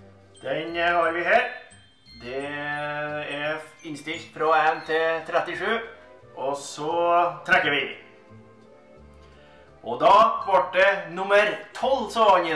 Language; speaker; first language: Norwegian; native; Norwegian